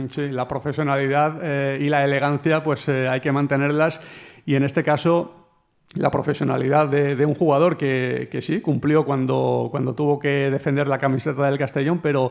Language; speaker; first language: Spanish; native; Spanish